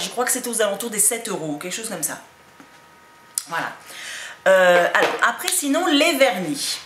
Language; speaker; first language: French; native; French